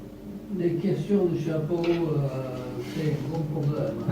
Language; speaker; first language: French; non-native, fluent; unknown